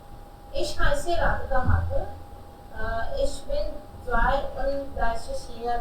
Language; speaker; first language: German; non-native, learner; Hindi